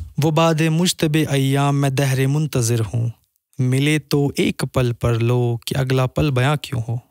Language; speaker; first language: Hindi; non-native, local second language; Kashmiri